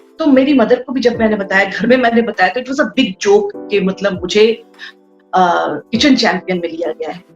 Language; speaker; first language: Hindi; non-native, local second language; Bangla